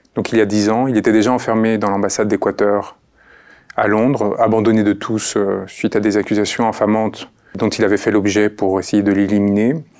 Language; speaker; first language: French; early bilingual, other home language; Spanish